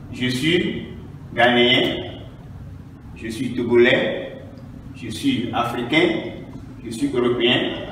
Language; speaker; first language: French; non-native, fluent; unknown